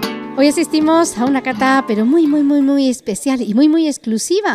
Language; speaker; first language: Spanish; native; Spanish